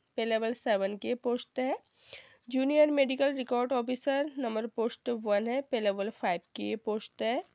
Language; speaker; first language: Hindi; native; Hindi